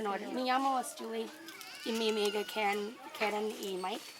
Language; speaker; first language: Spanish; non-native, learner; English